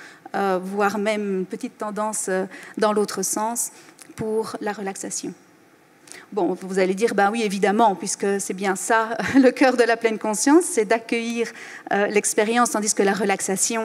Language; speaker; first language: French; native; French